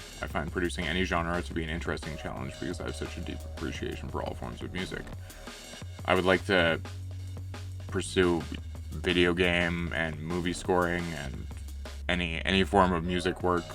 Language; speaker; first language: English; native; English